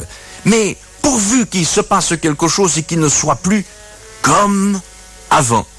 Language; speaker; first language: French; native; French